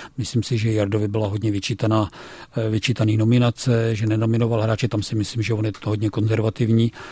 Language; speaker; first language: Czech; native; Czech